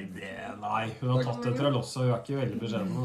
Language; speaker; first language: Norwegian; native; Norwegian